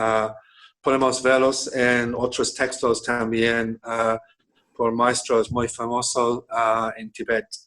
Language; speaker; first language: Spanish; non-native, fluent; English